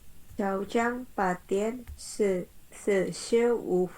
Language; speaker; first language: Chinese; non-native, learner; Indonesian